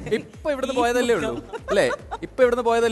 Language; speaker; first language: Malayalam; native; Malayalam